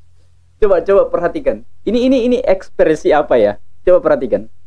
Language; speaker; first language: Indonesian; native; Indonesian